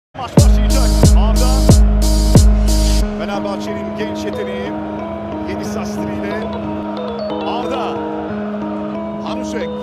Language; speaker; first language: Turkish; native; Turkish